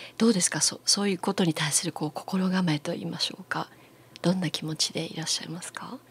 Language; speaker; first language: Japanese; native; Japanese